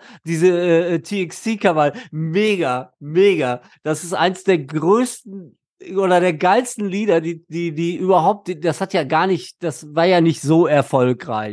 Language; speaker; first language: German; native; German